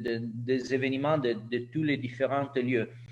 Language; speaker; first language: French; non-native, learner; Italian